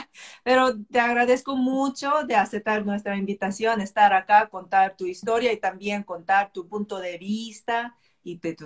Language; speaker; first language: Spanish; non-native, fluent; Korean